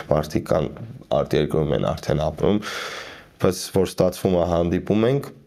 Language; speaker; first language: Armenian; native; Armenian